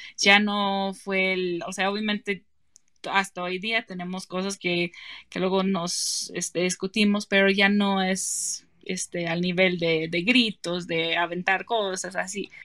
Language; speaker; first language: Spanish; non-native, fluent; English